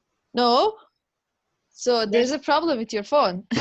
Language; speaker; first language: English; non-native, fluent; Turkish